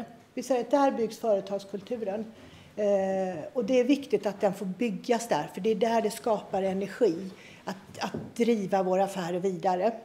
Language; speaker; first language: Swedish; native; Swedish